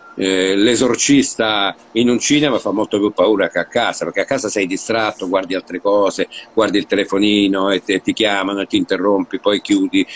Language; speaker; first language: Italian; early bilingual, heritage; Italian